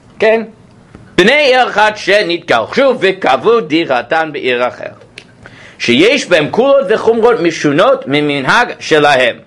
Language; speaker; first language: Hebrew; non-native, fluent; English